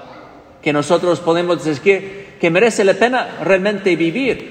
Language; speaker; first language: Spanish; non-native, fluent; English